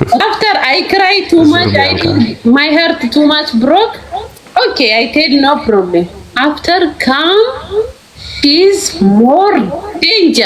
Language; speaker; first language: English; non-native, learner; Amharic